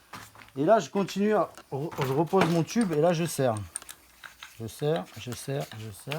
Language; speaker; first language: French; native; French